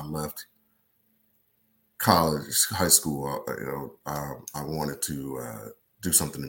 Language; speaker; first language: English; native; English